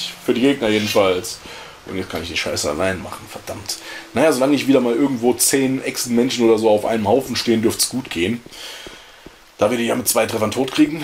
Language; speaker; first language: German; native; German